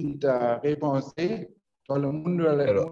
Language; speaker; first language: French; non-native, learner; Spanish